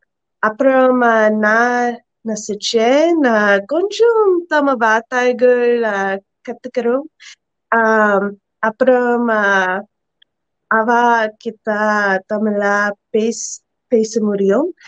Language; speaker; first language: Tamil; non-native, learner; English